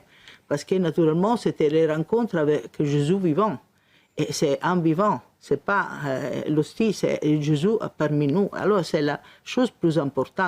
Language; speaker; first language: French; non-native, fluent; Italian